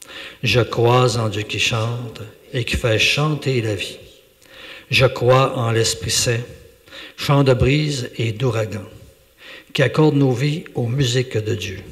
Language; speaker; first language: French; native; French